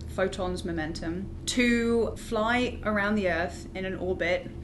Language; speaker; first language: English; native; English